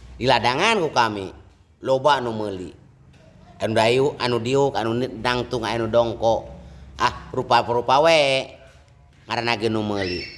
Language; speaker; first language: Sundanese; non-native, fluent; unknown